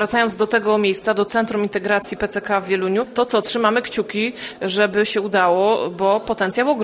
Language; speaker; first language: Polish; native; Polish